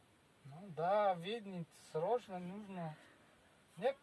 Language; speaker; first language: Russian; non-native, learner; Tajik